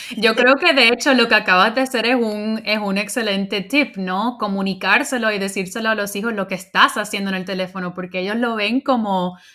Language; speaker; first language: Spanish; early bilingual, heritage; Spanish